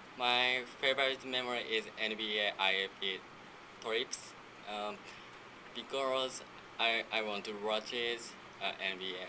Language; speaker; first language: English; non-native, learner; Japanese